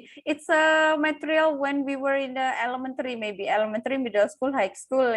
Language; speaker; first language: English; non-native, local second language; Indonesian